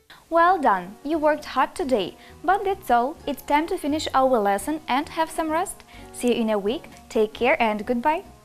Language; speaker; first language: English; non-native, fluent; Ukrainian